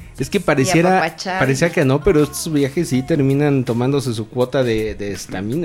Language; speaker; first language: Spanish; native; Spanish